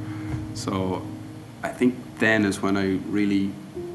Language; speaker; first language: English; native; English